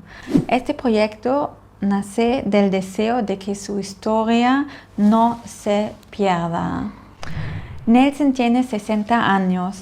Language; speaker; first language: Spanish; non-native, fluent; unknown